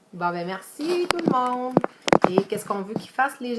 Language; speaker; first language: French; native; French